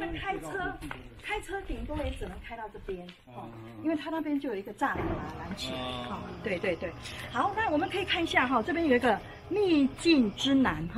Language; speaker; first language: Chinese; native; Chinese